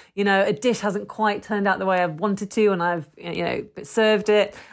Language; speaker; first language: English; native; English